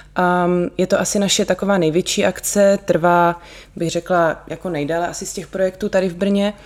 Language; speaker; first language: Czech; native; Czech